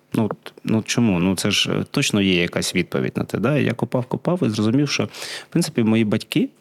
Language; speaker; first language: Ukrainian; non-native, local second language; Russian